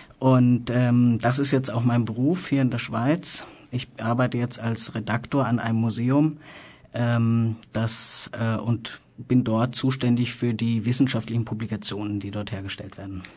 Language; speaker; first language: German; native; German